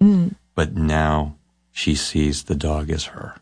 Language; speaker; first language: English; native; English